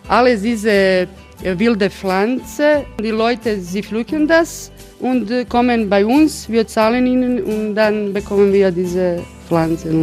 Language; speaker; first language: German; non-native, learner; Croatian